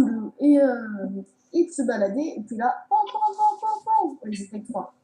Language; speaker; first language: French; native; French